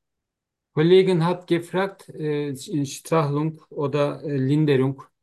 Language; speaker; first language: German; non-native, learner; Turkish